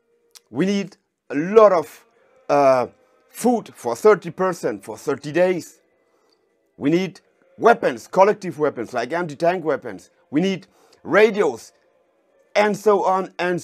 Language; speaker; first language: English; non-native, fluent; German